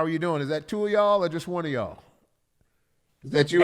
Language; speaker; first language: English; native; English